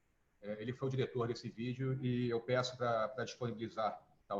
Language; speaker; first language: Portuguese; native; Portuguese